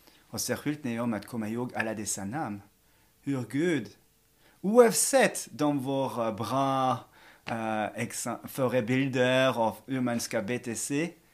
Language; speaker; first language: Swedish; non-native, fluent; French